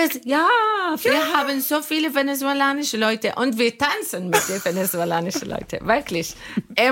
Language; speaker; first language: German; non-native, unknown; Arabic